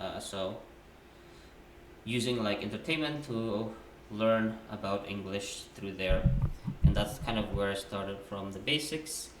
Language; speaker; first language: English; non-native, fluent; Indonesian